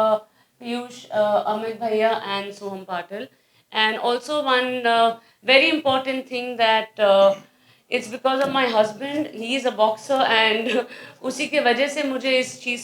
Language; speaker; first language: Hindi; native; Hindi